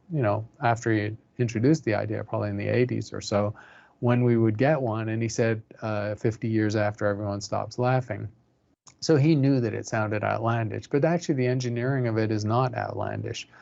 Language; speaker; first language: English; native; English